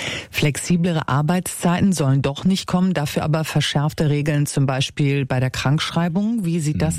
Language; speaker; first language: German; native; German